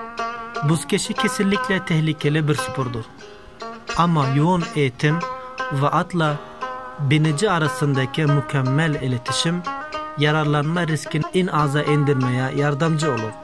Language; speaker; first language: Turkish; native; Turkish